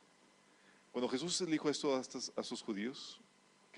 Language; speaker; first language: Spanish; native; Spanish